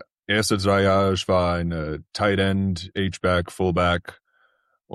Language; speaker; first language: German; early bilingual, heritage; English